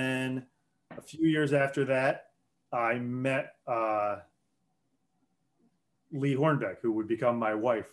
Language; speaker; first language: English; native; English